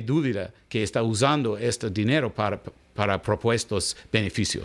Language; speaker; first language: Spanish; non-native, learner; English